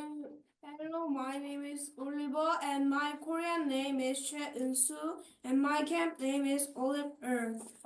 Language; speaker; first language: English; non-native, learner; Korean